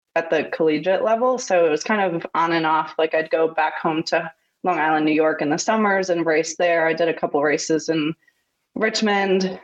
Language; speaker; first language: English; native; English